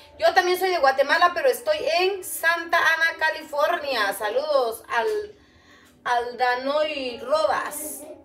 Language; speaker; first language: Spanish; non-native, fluent; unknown